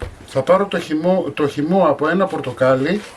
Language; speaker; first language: Greek; native; Greek